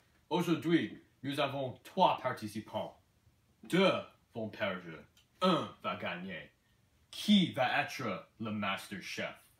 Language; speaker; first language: French; non-native, learner; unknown